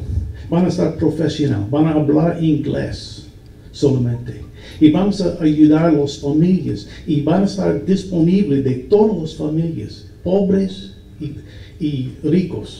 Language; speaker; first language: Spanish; non-native, learner; English